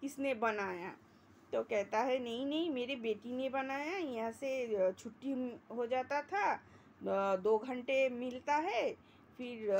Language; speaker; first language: Hindi; non-native, local second language; Bangla